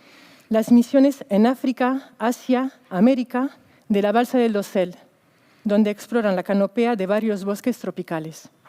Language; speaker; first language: Spanish; early bilingual, heritage; Spanish